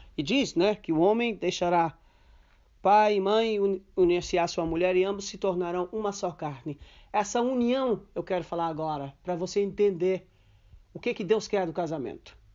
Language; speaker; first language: Portuguese; non-native, local second language; Kabuverdianu